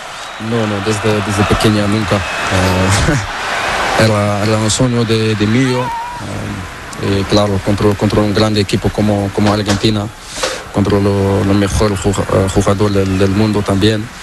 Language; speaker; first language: Spanish; non-native, learner; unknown